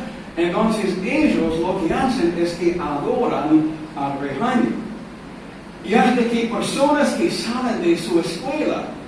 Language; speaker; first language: Spanish; non-native, fluent; English